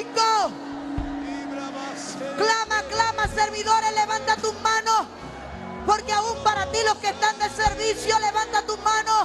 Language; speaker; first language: Spanish; native; Spanish